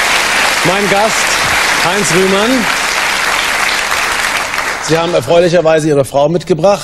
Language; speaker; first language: German; native; German